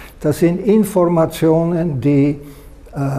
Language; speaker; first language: German; non-native, fluent; Slovak